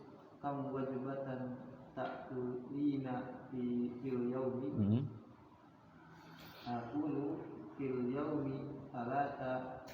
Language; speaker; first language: Arabic; non-native, learner; Indonesian